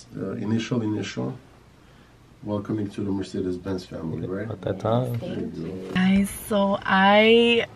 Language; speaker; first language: English; native; English